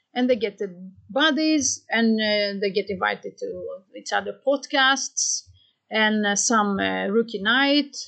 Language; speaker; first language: English; non-native, fluent; Greek